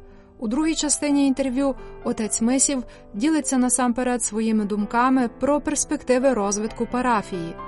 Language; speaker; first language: Ukrainian; native; Ukrainian